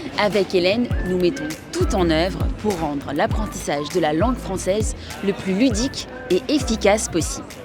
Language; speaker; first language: French; native; French